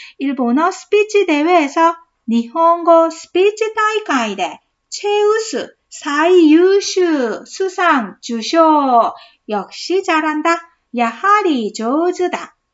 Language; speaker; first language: Korean; native; Korean